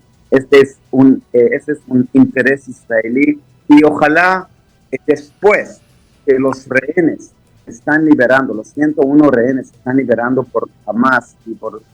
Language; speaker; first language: Spanish; non-native, fluent; Hebrew